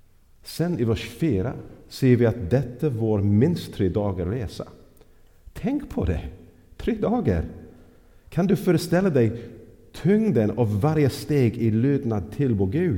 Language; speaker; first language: Swedish; non-native, fluent; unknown